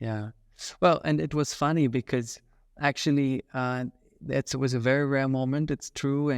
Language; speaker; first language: English; non-native, fluent; German